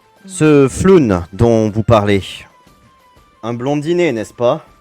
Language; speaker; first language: French; native; French